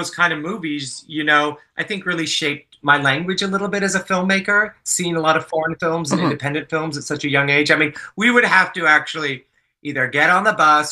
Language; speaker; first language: English; native; English